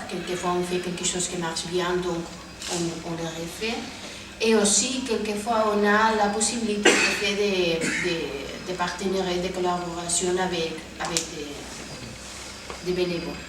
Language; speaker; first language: French; non-native, fluent; Spanish